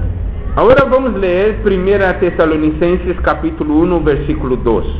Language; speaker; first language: Spanish; non-native, fluent; Portuguese